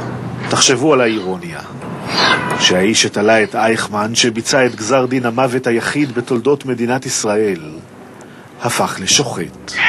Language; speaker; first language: Hebrew; native; Hebrew